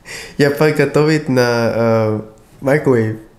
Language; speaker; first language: Russian; non-native, learner; English